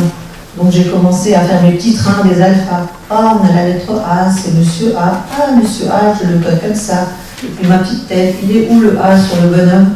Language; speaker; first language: French; native; French